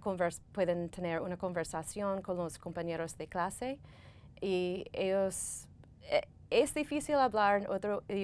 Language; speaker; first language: Spanish; non-native, fluent; English